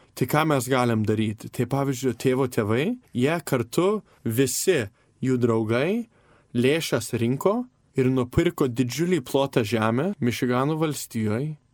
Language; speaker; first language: Lithuanian; early bilingual, heritage; Lithuanian